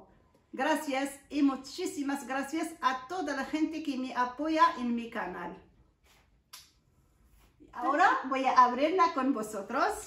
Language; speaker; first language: Spanish; non-native, learner; Arabic